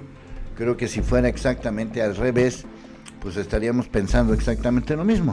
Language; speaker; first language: Spanish; native; Spanish